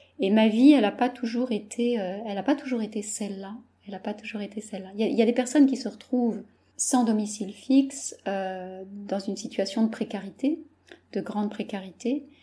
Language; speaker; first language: French; native; French